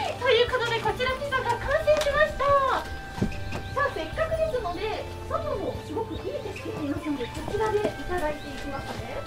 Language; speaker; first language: Japanese; native; Japanese